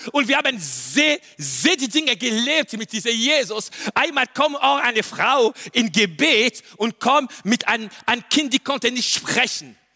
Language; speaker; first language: German; non-native, learner; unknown